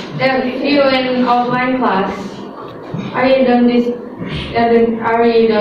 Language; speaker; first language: English; non-native, learner; Indonesian